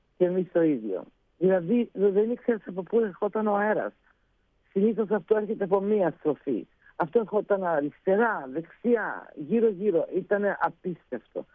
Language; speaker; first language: Greek; early bilingual, heritage; Greek